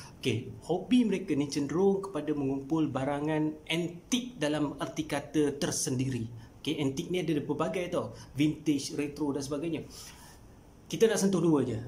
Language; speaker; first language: Malay; native; Malay